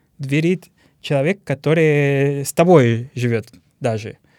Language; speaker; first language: Russian; non-native, learner; Spanish